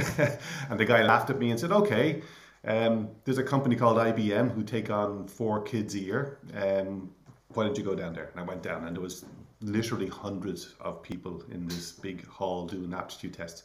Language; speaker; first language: English; native; English